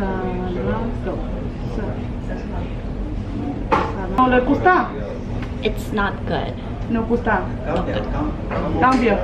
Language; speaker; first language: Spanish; non-native, learner; Korean